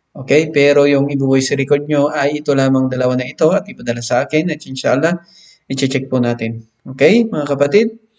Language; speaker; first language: Filipino; non-native, local second language; Maranao